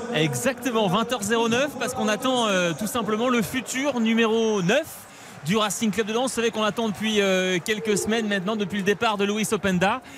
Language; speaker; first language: French; native; French